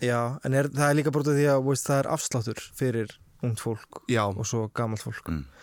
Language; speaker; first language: Icelandic; early bilingual, heritage; Icelandic